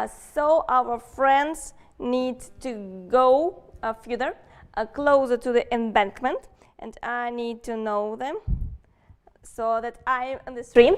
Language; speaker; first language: English; non-native, fluent; Russian